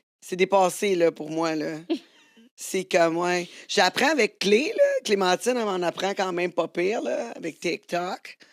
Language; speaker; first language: French; native; French